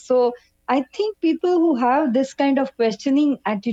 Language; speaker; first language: English; non-native, local second language; Kannada